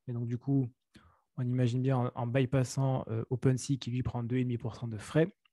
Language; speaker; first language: French; native; French